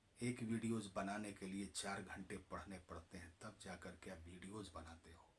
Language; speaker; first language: Hindi; native; Hindi